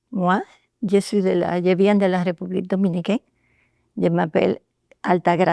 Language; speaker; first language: French; non-native, learner; Spanish